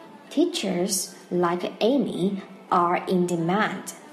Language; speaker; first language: English; non-native, fluent; Chinese